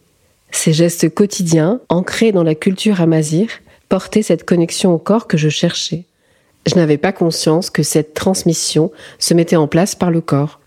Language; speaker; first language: French; early bilingual, other home language; Berber languages